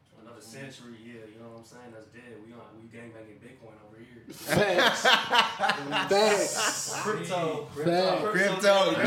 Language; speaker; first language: English; native; English